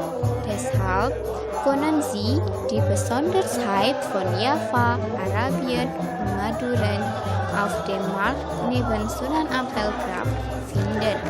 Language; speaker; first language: German; non-native, learner; Indonesian